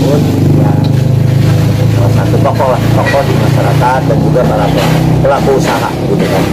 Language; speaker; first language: Indonesian; native; Indonesian